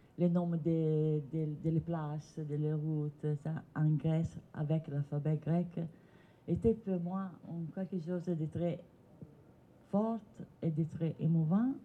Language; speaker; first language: French; non-native, learner; Italian